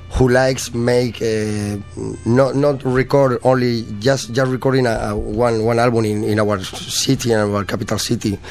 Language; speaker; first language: English; non-native, learner; Spanish